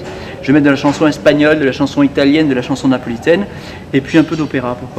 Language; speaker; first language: French; native; French